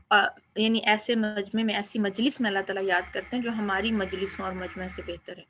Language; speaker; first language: Urdu; native; Urdu